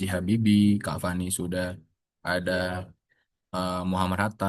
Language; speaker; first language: Indonesian; native; Indonesian